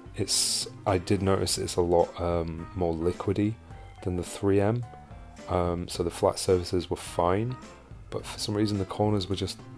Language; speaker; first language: English; native; English